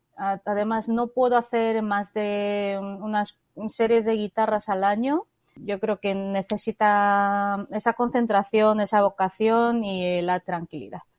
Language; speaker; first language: Spanish; non-native, fluent; Korean